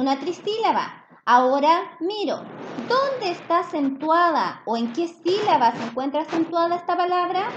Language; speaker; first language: Spanish; native; Spanish